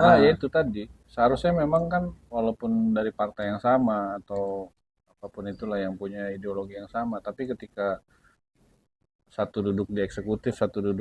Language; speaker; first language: Indonesian; native; Indonesian